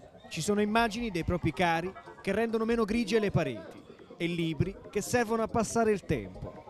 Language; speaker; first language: Italian; native; Italian